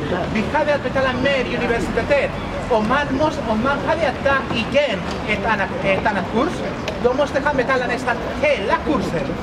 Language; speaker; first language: Swedish; non-native, learner; Spanish